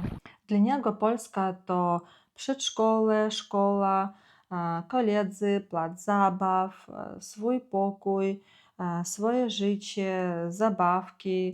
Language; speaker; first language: Polish; non-native, fluent; Ukrainian